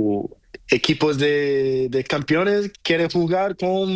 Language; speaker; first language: Spanish; non-native, learner; Portuguese